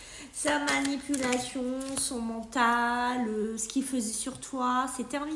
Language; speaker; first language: French; native; French